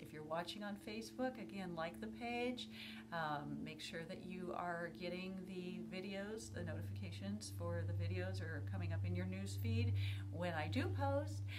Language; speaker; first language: English; native; English